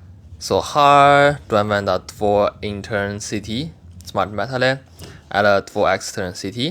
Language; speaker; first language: Swedish; non-native, learner; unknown